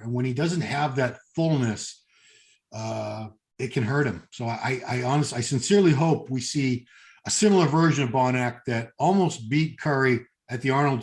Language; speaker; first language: English; native; English